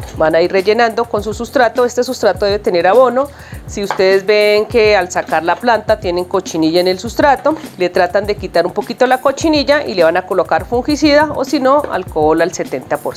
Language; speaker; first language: Spanish; native; Spanish